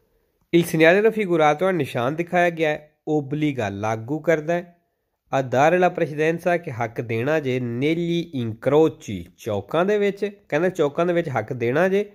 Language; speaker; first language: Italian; non-native, learner; Punjabi